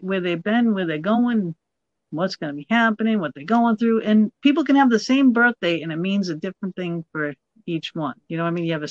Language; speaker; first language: English; native; English